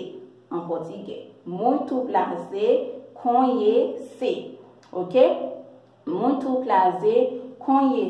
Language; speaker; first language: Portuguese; non-native, learner; Haitian Creole